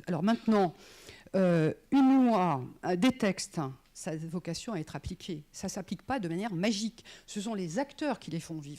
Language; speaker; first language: French; native; French